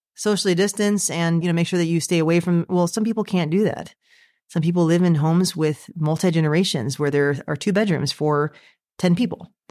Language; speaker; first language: English; native; English